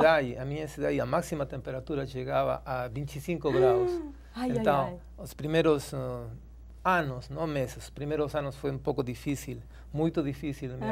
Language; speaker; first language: Portuguese; non-native, fluent; Spanish